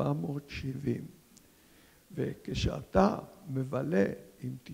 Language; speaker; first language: Hebrew; non-native, fluent; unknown